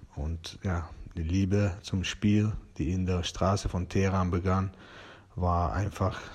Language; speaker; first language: German; non-native, learner; Persian